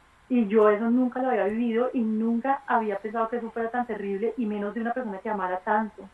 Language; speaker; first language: Spanish; native; Spanish